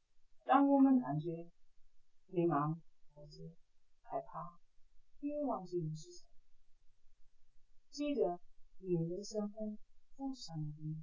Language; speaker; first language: Chinese; non-native, fluent; English